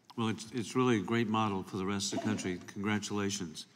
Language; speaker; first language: English; native; English